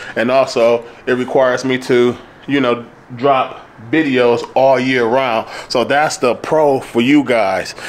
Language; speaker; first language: English; native; English